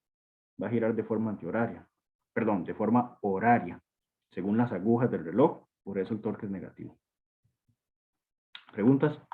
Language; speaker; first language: Spanish; native; Spanish